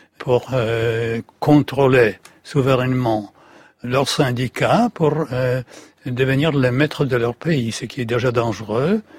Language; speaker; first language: French; non-native, fluent; Polish